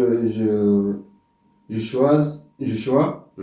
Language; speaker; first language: French; non-native, learner; Arabic